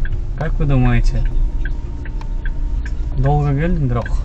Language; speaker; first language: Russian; non-native, local second language; Kyrgyz